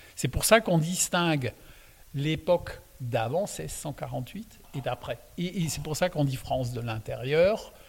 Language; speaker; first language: French; non-native, local second language; Swiss German